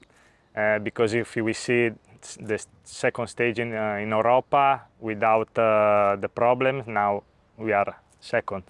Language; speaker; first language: English; non-native, learner; Italian